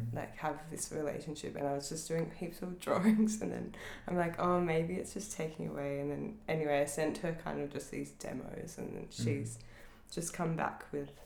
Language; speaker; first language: English; native; English